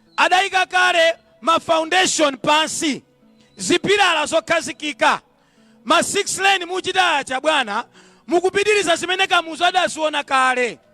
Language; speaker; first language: Nyanja; native; Nyanja